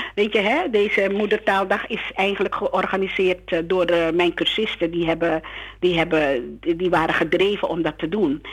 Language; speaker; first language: Dutch; non-native, local second language; Sranan Tongo